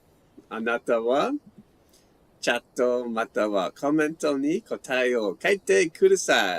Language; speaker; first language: Japanese; non-native, learner; English